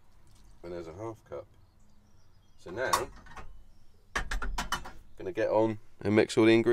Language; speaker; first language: English; native; English